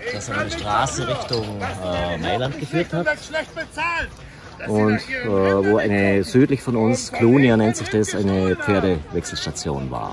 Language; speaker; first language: German; native; German